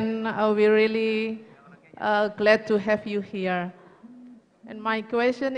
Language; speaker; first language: English; non-native, learner; Indonesian